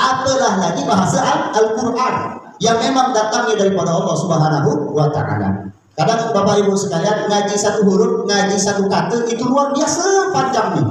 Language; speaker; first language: Indonesian; native; Indonesian